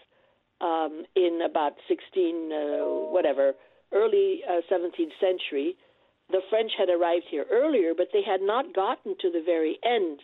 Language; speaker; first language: English; non-native, fluent; French